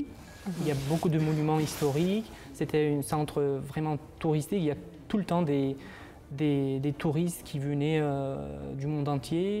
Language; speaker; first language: French; non-native, fluent; Uzbek